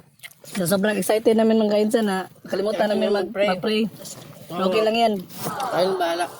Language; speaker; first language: Filipino; non-native, local second language; Cebuano